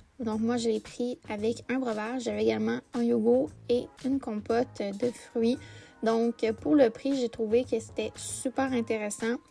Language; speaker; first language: French; native; French